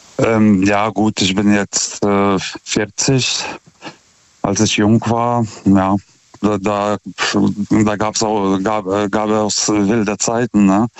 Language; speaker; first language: German; non-native, fluent; Russian